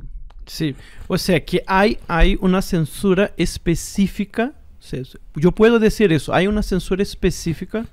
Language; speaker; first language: Spanish; non-native, fluent; Portuguese